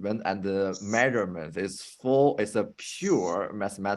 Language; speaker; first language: English; non-native, fluent; Chinese